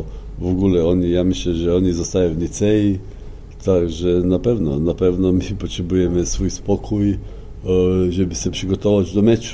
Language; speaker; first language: Polish; non-native, fluent; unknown